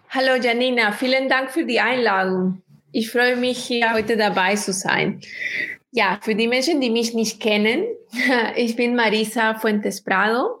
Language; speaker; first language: German; non-native, fluent; Spanish